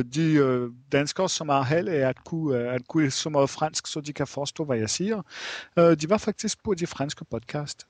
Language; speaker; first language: Danish; non-native, fluent; French